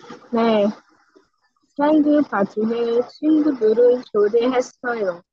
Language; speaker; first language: Korean; non-native, learner; English